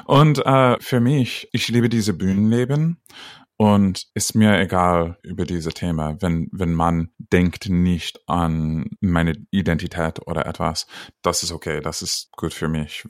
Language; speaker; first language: German; non-native, fluent; English